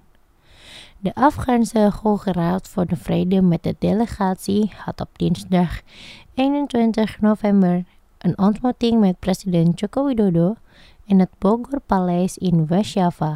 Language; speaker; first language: Dutch; non-native, fluent; Indonesian